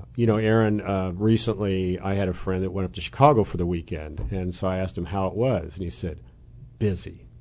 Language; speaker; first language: English; native; English